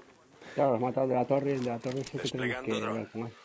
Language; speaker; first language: Spanish; native; Spanish